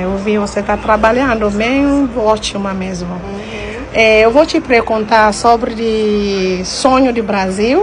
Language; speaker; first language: Portuguese; non-native, learner; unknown